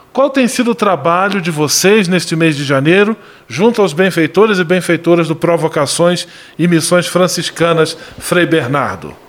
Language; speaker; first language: Portuguese; native; Portuguese